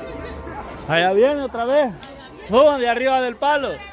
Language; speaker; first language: Spanish; native; Spanish